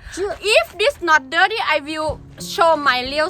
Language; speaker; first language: English; non-native, learner; Thai